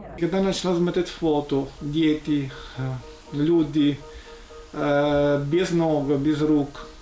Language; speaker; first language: Ukrainian; non-native, learner; Italian